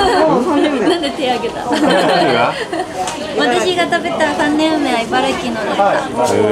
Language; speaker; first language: Japanese; non-native, learner; Chinese